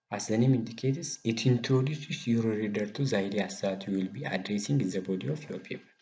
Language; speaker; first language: English; non-native, local second language; Amharic